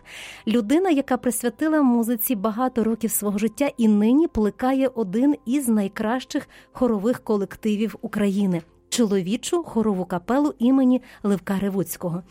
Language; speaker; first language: Ukrainian; native; Ukrainian